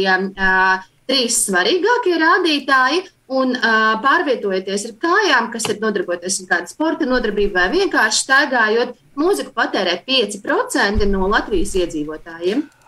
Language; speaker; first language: Latvian; native; Latvian